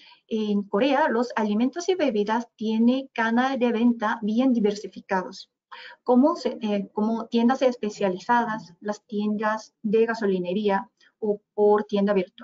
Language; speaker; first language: Spanish; non-native, fluent; Korean